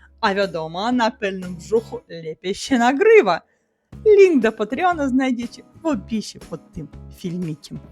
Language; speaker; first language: Polish; non-native, fluent; Russian